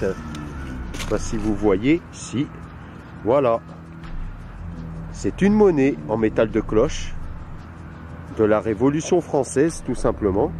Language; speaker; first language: French; native; French